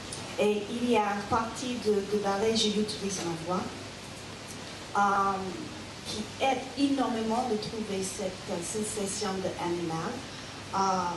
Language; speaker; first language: French; non-native, learner; English